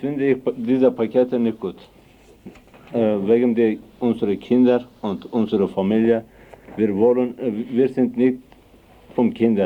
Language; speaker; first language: German; non-native, learner; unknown